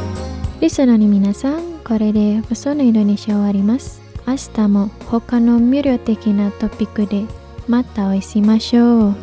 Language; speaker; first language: Japanese; non-native, fluent; Indonesian